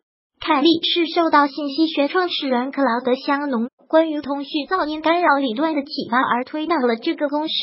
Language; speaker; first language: Chinese; native; Chinese